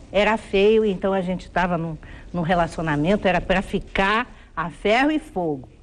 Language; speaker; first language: Portuguese; early bilingual, other home language; German